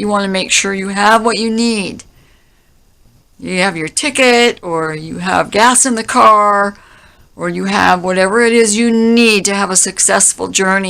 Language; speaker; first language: English; native; English